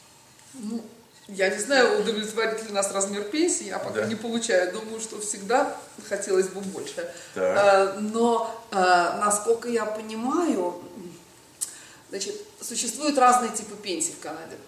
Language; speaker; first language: Russian; native; Russian